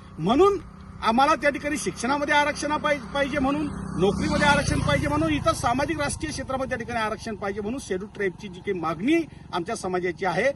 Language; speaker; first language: Marathi; non-native, local second language; Lambadi